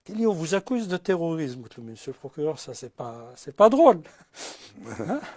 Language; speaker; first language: French; non-native, local second language; Arabic